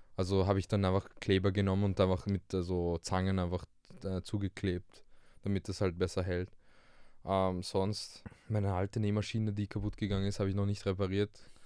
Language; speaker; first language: German; early bilingual, other home language; English